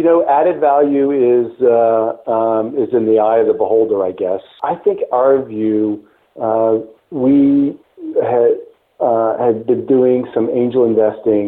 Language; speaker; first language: English; native; English